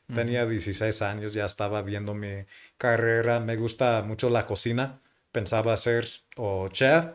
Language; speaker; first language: Spanish; non-native, fluent; English